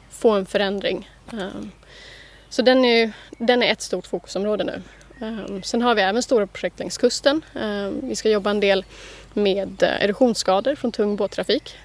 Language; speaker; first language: Swedish; native; Swedish